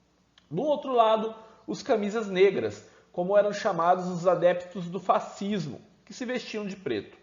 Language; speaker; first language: Portuguese; native; Portuguese